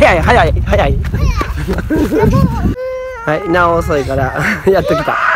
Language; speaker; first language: Japanese; native; Japanese